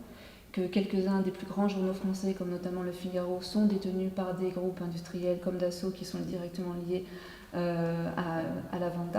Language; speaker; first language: French; native; French